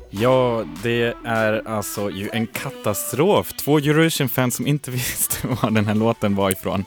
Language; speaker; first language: Swedish; native; Swedish